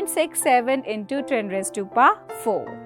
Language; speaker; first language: English; non-native, local second language; Hindi